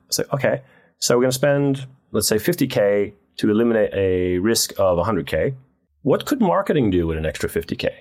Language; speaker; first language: English; non-native, fluent; Dutch